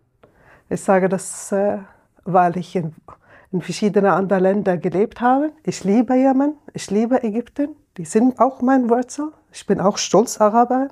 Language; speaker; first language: German; non-native, fluent; Arabic